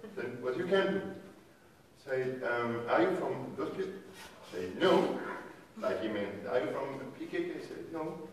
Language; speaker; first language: English; non-native, fluent; Arabic